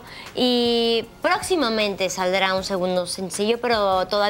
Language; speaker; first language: Portuguese; non-native, learner; Spanish